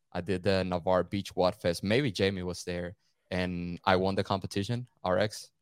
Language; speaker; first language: English; non-native, fluent; Spanish